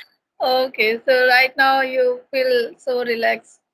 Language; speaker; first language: English; non-native, learner; Hindi